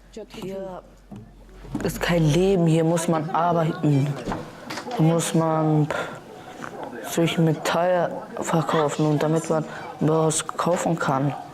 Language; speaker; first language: German; early bilingual, other home language; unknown